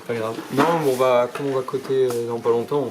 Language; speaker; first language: French; native; French